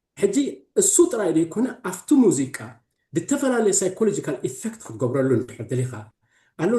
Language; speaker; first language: Tigrinya; early bilingual, heritage; Tigrinya